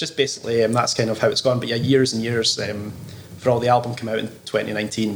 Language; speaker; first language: English; native; English